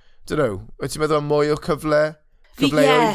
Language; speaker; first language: Welsh; non-native, local second language; English